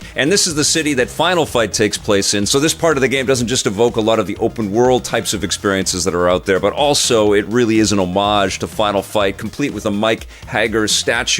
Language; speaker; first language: English; native; English